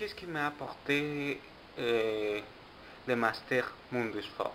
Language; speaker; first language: French; non-native, fluent; Spanish